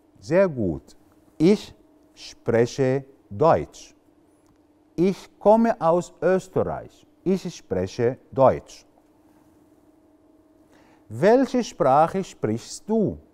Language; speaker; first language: German; non-native, fluent; Arabic